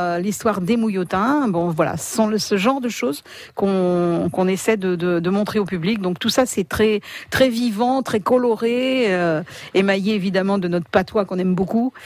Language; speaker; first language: French; native; French